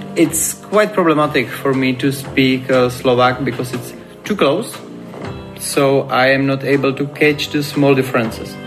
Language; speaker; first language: English; non-native, fluent; Slovak